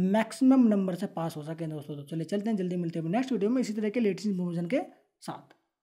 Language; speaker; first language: Hindi; native; Hindi